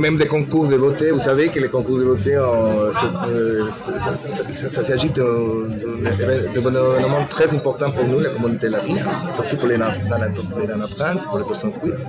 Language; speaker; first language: French; non-native, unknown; Spanish